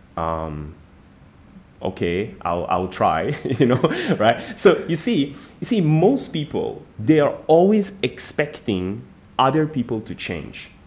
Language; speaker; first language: English; non-native, fluent; Persian